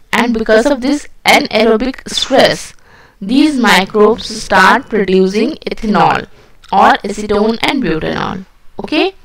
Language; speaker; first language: English; non-native, local second language; Hindi